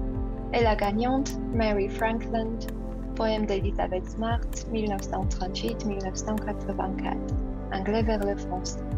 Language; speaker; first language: French; non-native, fluent; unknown